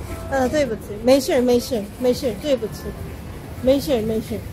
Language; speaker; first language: Chinese; non-native, learner; Korean